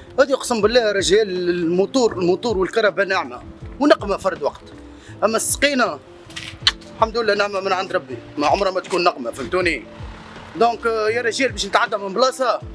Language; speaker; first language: Arabic; native; Arabic